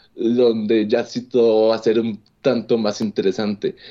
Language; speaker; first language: Spanish; native; Spanish